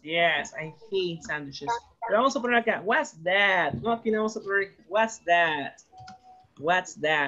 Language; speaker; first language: English; non-native, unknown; Spanish